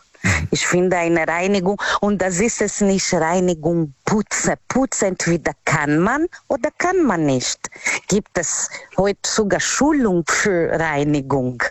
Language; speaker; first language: German; non-native, learner; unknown